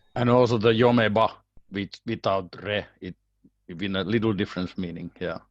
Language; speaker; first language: English; non-native, learner; Finnish